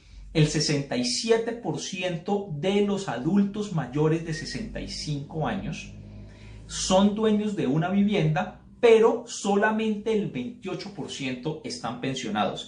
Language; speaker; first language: Spanish; native; Spanish